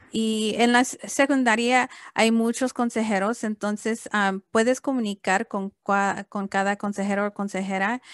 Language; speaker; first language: Spanish; early bilingual, heritage; English